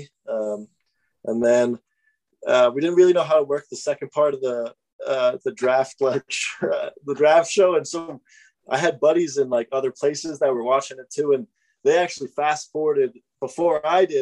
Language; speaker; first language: English; native; English